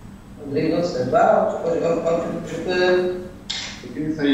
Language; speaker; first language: French; non-native, learner; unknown